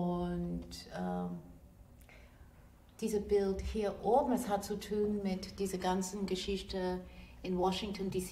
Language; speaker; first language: German; non-native, fluent; English